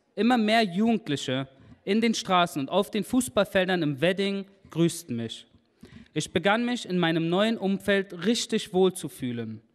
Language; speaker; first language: German; native; German